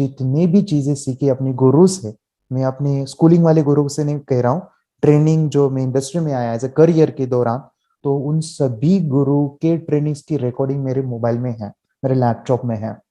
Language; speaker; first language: Hindi; native; Hindi